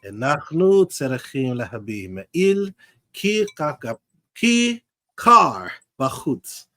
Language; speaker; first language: Hebrew; non-native, learner; English